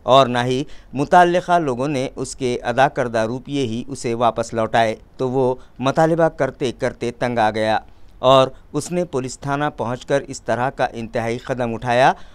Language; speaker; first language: Urdu; native; Urdu